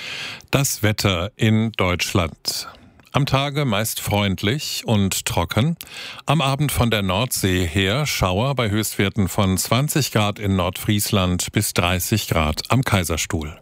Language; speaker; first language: German; native; German